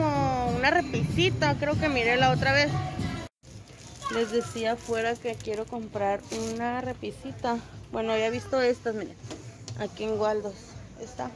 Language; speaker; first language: Spanish; native; Spanish